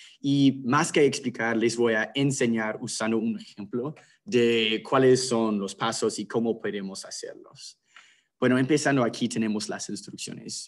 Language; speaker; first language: Spanish; non-native, fluent; English